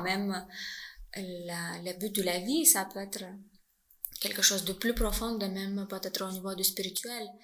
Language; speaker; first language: French; non-native, fluent; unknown